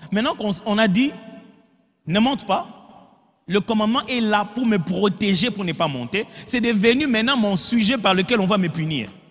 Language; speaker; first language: French; non-native, local second language; Lingala